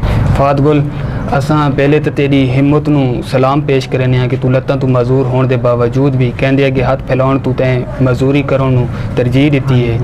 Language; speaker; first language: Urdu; non-native, local second language; Saraiki